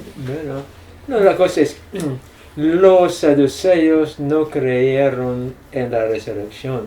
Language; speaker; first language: Spanish; non-native, fluent; English